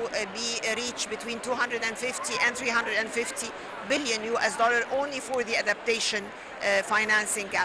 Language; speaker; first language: English; non-native, fluent; Arabic